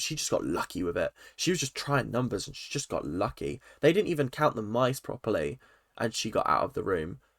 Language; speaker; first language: English; native; English